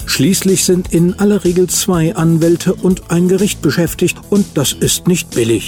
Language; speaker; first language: German; native; German